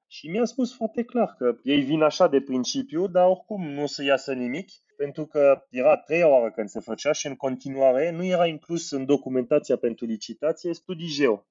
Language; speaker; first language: Romanian; non-native, fluent; French